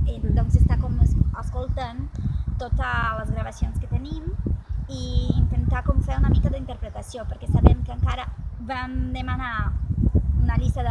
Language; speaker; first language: Catalan; non-native, fluent; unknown